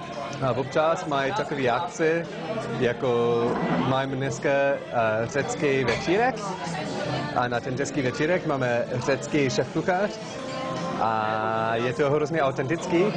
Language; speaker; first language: Czech; non-native, fluent; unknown